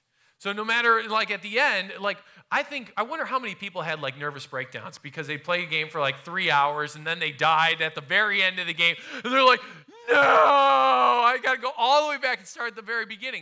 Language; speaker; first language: English; native; English